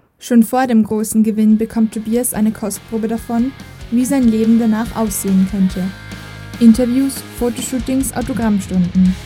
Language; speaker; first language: German; native; German